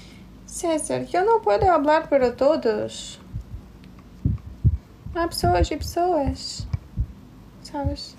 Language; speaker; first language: Portuguese; non-native, learner; Ukrainian